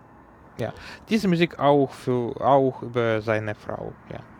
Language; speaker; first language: German; non-native, learner; Ukrainian